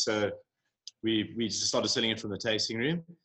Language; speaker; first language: English; native; English